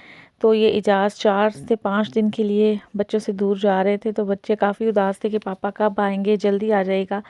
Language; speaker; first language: Hindi; native; Hindi